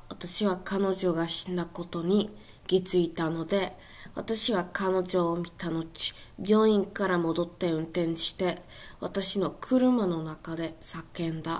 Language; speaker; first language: Japanese; non-native, learner; English